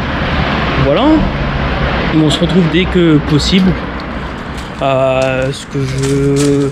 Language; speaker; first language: French; native; French